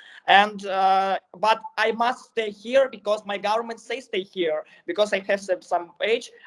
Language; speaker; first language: English; non-native, learner; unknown